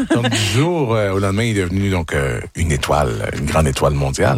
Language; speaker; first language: French; native; French